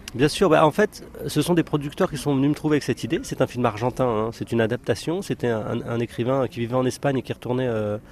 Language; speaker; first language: French; native; French